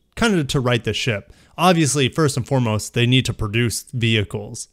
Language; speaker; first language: English; native; English